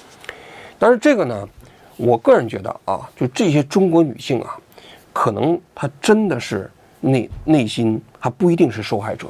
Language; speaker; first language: Chinese; native; Chinese